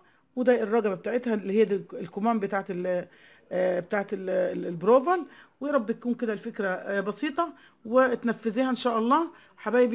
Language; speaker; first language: Arabic; native; Arabic